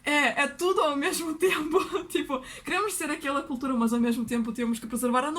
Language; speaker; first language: Portuguese; non-native, fluent; Russian